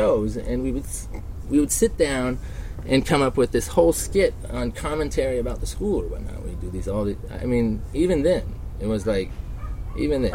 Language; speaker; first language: English; native; English